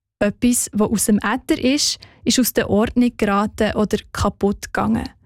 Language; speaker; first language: German; native; German